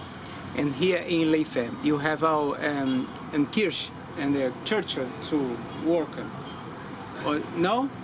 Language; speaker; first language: English; non-native, learner; Portuguese